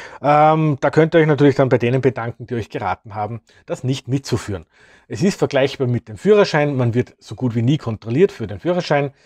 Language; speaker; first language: German; native; German